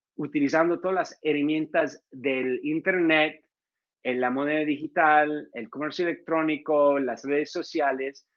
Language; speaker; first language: Spanish; non-native, fluent; English